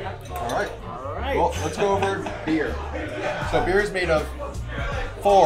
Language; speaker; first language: English; native; English